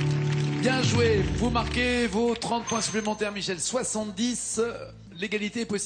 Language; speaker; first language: French; native; French